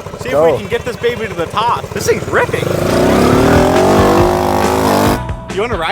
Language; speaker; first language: English; native; English